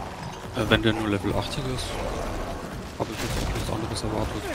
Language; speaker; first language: German; native; German